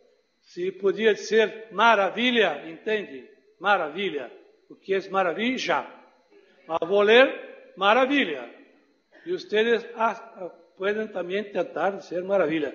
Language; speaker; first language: Portuguese; non-native, fluent; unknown